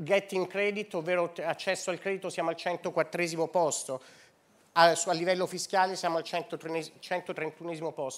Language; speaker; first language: Italian; native; Italian